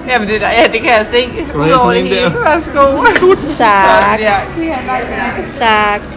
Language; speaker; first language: Danish; early bilingual, heritage; Thai